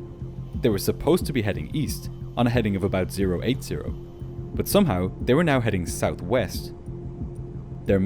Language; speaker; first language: English; native; English